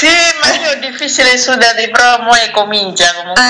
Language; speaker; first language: Italian; non-native, learner; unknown